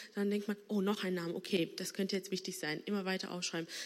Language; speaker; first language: German; native; German